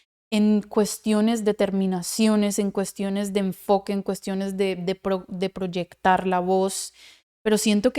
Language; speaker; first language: Spanish; native; Spanish